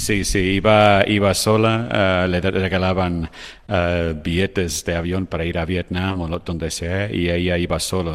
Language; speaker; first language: Spanish; non-native, fluent; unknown